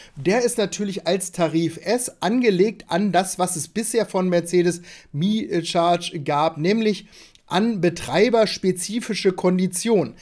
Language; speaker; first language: German; native; German